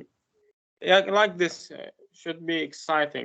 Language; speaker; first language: English; non-native, learner; Arabic